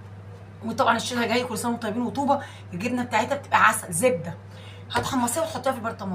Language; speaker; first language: Arabic; native; Arabic